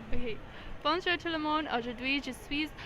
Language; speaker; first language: French; non-native, learner; English